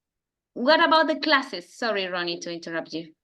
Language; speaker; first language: English; non-native, fluent; Spanish